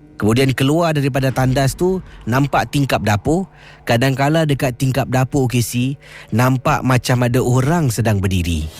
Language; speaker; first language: Malay; native; Malay